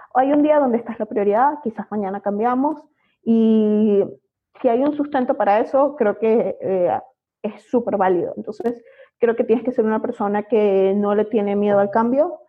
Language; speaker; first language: Spanish; native; Spanish